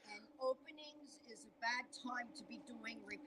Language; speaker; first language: English; native; English